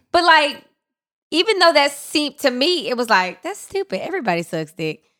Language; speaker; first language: English; native; English